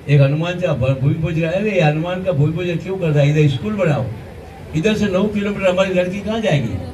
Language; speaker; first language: Hindi; non-native, local second language; Marathi